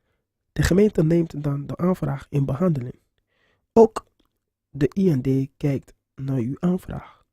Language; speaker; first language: Dutch; non-native, fluent; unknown